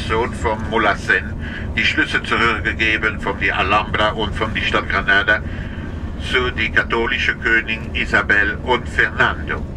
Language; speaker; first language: German; non-native, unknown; Spanish